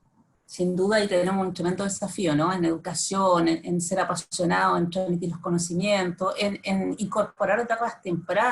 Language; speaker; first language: Spanish; native; Spanish